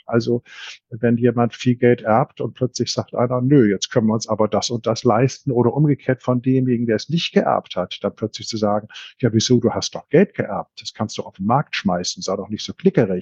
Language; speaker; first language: German; native; German